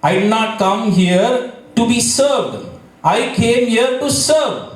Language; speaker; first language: English; non-native, local second language; Tamil